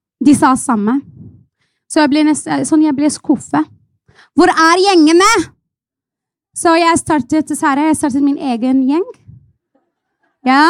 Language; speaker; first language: Norwegian; non-native, fluent; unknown